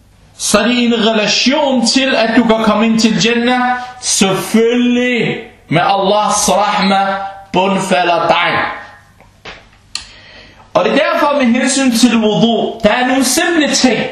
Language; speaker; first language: Danish; early bilingual, other home language; Arabic